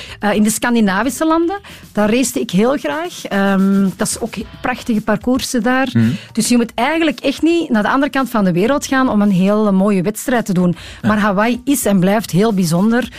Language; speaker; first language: Dutch; native; Dutch